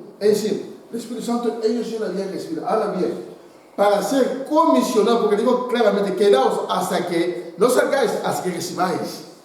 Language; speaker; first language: Spanish; non-native, fluent; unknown